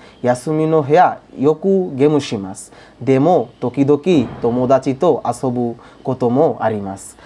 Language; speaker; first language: Japanese; non-native, learner; Bangla